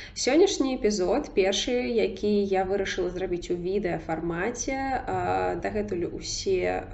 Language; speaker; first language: Belarusian; non-native, local second language; Russian